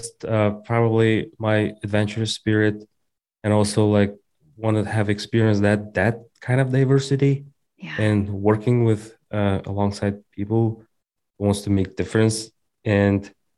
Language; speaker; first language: English; non-native, fluent; Kazakh